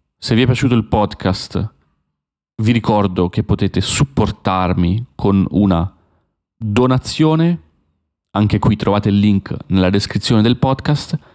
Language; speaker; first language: Italian; native; Italian